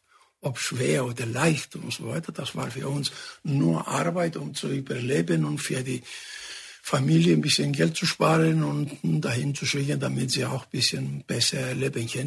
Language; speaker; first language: German; non-native, fluent; Greek